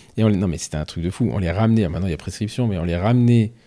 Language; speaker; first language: French; native; French